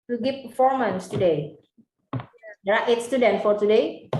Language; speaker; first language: English; non-native, learner; Indonesian